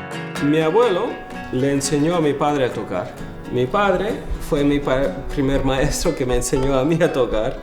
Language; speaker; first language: Spanish; non-native, fluent; English